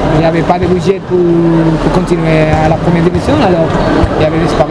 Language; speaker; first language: French; non-native, fluent; Spanish